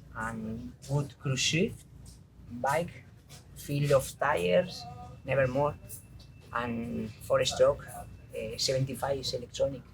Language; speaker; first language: English; non-native, learner; Spanish